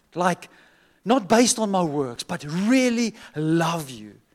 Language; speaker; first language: English; non-native, local second language; Afrikaans